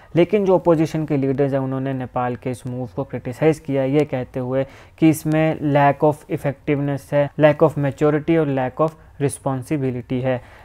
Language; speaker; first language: Hindi; native; Hindi